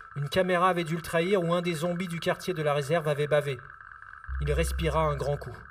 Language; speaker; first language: French; native; French